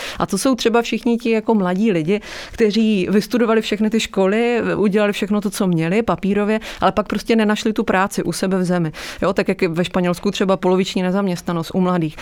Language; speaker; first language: Czech; native; Czech